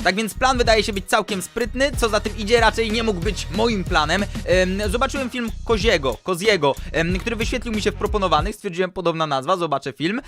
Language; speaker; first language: Polish; native; Polish